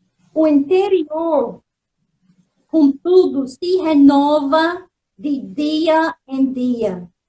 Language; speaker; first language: Portuguese; non-native, fluent; English